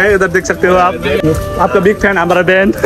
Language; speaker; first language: Hindi; non-native, learner; Nepali